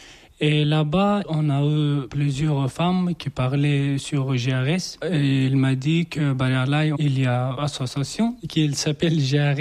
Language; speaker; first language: French; non-native, learner; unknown